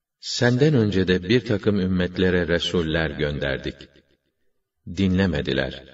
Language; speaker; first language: Turkish; native; Turkish